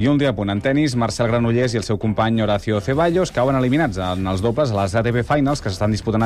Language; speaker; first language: Catalan; native; Catalan